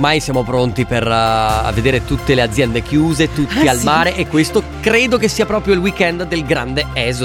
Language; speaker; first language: Italian; native; Italian